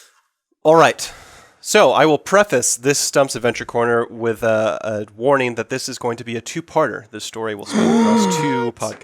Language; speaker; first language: English; native; English